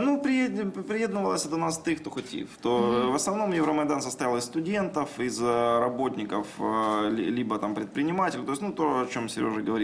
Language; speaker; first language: Russian; native; Russian